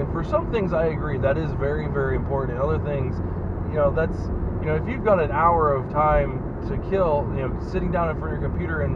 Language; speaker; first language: English; native; English